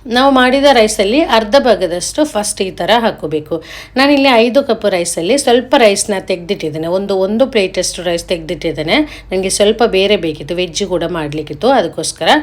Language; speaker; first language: Kannada; non-native, local second language; Malayalam